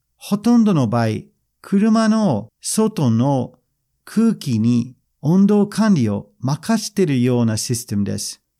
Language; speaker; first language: Japanese; non-native, fluent; English